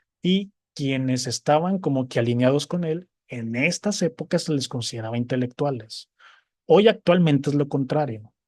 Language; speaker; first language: Spanish; native; Spanish